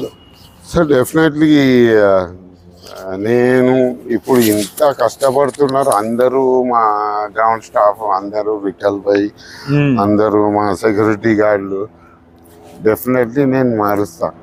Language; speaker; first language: Telugu; native; Telugu